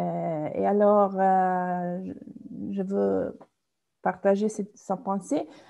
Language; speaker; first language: French; non-native, fluent; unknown